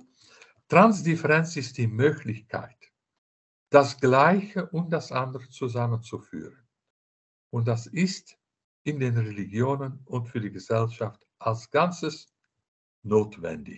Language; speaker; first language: German; non-native, fluent; Dutch